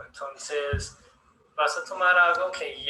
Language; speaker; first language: Spanish; non-native, learner; English